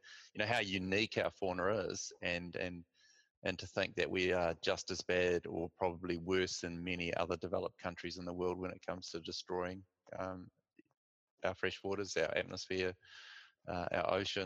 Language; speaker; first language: English; native; English